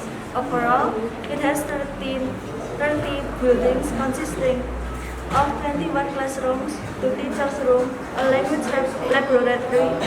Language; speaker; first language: English; non-native, learner; Indonesian